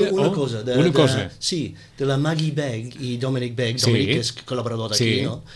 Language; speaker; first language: Catalan; non-native, fluent; English